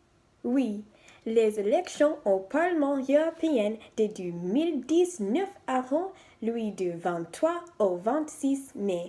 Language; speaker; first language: French; non-native, fluent; English